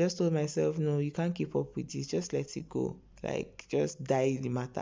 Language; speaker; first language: English; non-native, local second language; Igbo